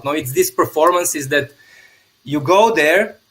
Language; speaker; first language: English; non-native, fluent; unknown